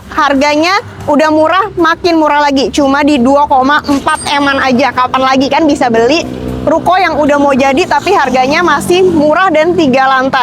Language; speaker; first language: Indonesian; native; Indonesian